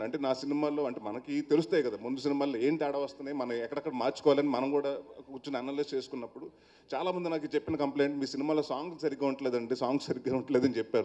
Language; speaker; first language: Telugu; native; Telugu